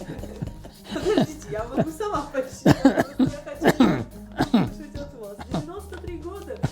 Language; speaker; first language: Russian; native; Russian